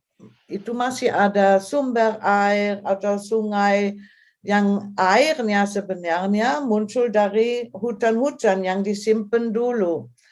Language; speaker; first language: Indonesian; non-native, fluent; German